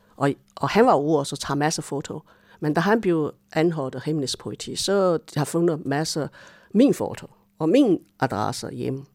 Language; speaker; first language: Danish; non-native, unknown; Chinese